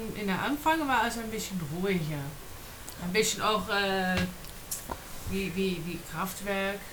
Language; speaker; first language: German; non-native, learner; Dutch